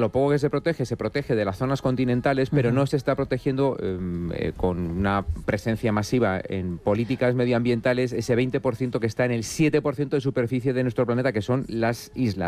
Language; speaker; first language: Spanish; native; Spanish